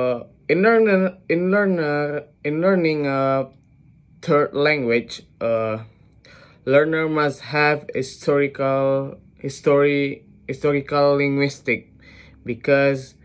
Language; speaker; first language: English; non-native, learner; Indonesian